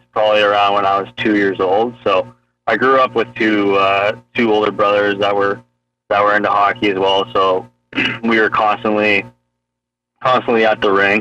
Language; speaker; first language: English; native; English